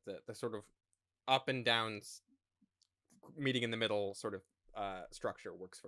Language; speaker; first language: English; native; English